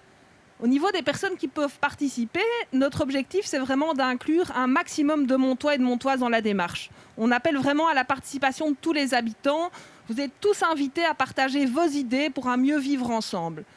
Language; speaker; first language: French; native; French